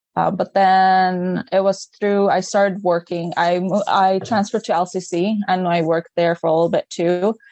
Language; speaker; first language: English; non-native, fluent; Arabic